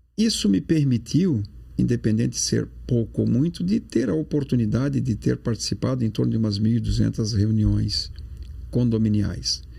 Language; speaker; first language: Portuguese; native; Portuguese